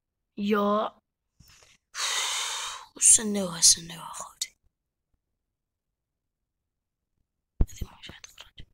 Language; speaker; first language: Arabic; native; Arabic